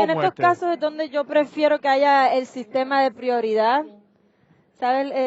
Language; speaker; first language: Spanish; native; Spanish